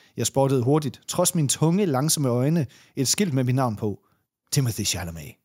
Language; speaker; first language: Danish; native; Danish